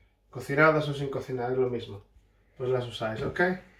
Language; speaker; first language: Spanish; native; Spanish